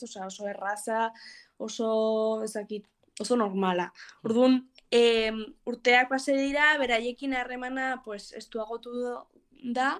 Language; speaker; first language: Basque; non-native, local second language; Spanish